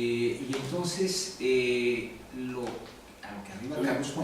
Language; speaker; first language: Spanish; native; Spanish